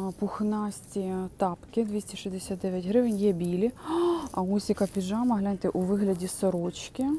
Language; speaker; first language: Ukrainian; non-native, local second language; Russian